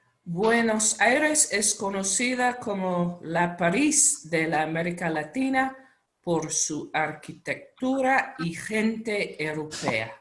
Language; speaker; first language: Spanish; non-native, learner; English